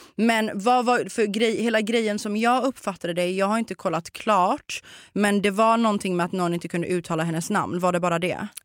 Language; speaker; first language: Swedish; early bilingual, other home language; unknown